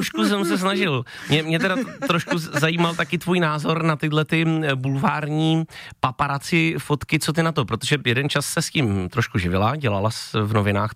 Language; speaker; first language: Czech; native; Czech